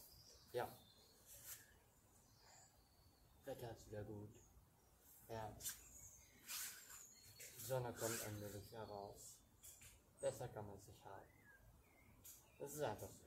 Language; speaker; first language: German; native; German